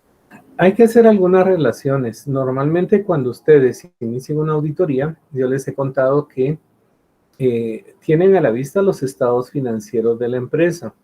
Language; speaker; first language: Spanish; native; Spanish